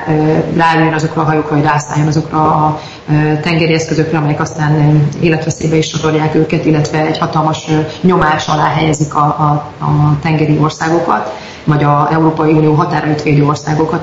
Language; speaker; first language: Hungarian; native; Hungarian